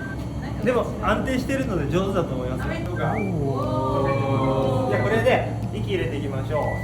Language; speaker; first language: Japanese; native; Japanese